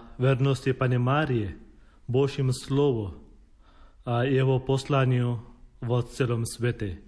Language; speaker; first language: Slovak; non-native, learner; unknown